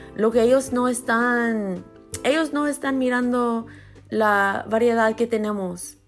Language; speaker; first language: Spanish; early bilingual, other home language; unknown